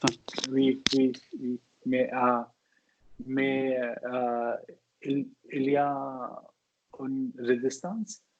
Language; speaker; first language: French; non-native, learner; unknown